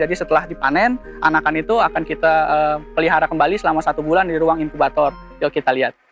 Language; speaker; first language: Indonesian; native; Indonesian